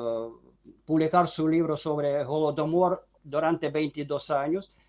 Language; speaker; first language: Spanish; non-native, fluent; Ukrainian